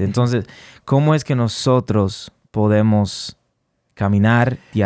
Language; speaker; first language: Spanish; early bilingual, heritage; Spanish